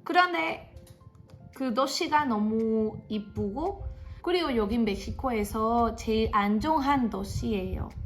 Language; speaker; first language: Korean; non-native, fluent; Spanish